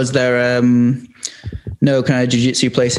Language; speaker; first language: English; native; English